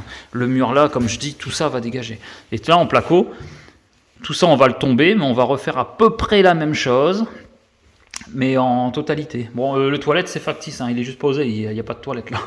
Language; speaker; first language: French; native; French